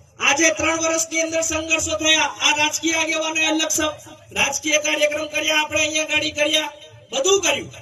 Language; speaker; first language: Gujarati; native; Gujarati